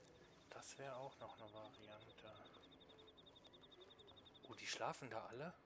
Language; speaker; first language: German; native; German